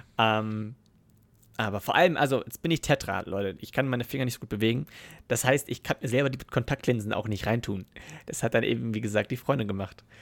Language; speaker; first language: German; native; German